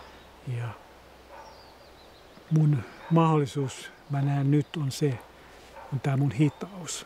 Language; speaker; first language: Finnish; native; Finnish